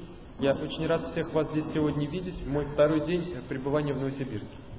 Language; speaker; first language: Russian; native; Russian